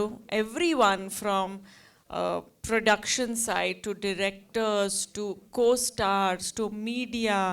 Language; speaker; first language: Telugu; non-native, fluent; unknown